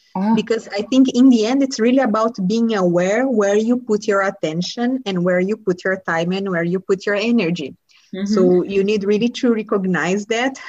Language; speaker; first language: English; non-native, fluent; Portuguese